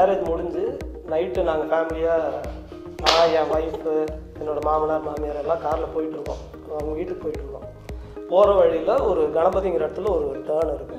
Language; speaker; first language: Tamil; native; Tamil